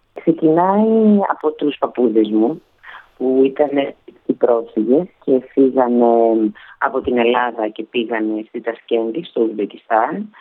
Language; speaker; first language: Greek; early bilingual, other home language; Russian